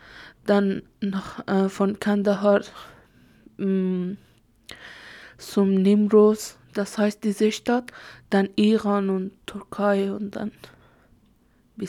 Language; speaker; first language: German; non-native, learner; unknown